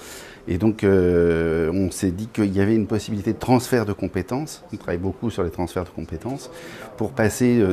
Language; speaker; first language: French; native; French